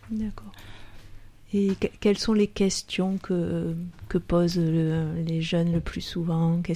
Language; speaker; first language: French; native; French